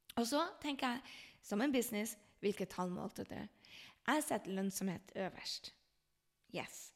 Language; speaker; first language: Norwegian; native; Norwegian